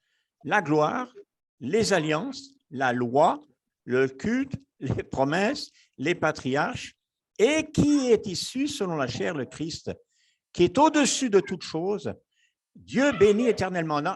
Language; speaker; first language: French; native; French